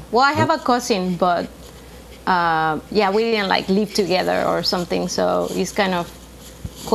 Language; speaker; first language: English; non-native, fluent; Spanish